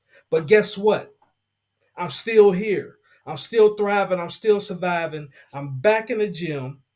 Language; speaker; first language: English; native; English